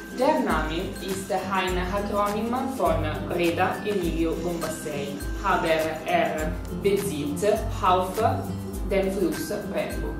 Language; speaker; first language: German; non-native, learner; Italian